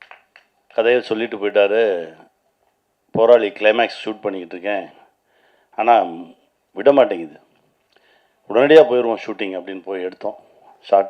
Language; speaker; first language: Tamil; native; Tamil